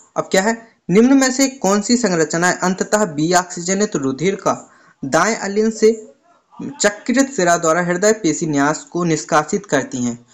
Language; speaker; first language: Hindi; native; Hindi